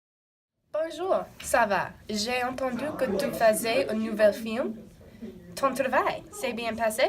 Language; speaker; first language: French; non-native, learner; English